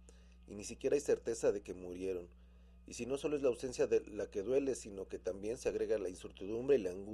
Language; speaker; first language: Spanish; native; Spanish